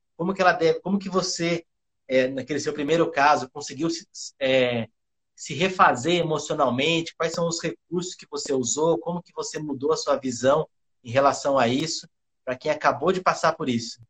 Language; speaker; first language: Portuguese; early bilingual, other home language; Japanese